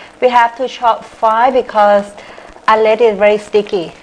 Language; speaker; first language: English; non-native, local second language; Thai